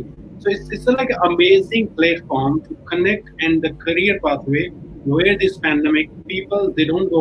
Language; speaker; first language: English; non-native, local second language; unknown